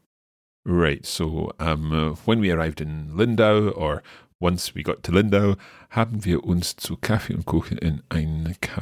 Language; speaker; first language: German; non-native, fluent; English